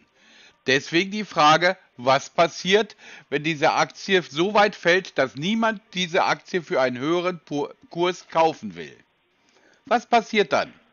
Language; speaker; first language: German; native; German